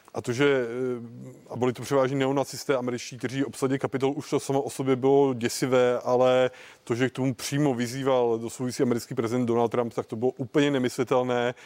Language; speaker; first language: Czech; native; Czech